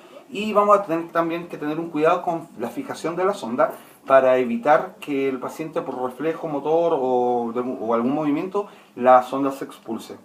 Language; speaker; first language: Spanish; native; Spanish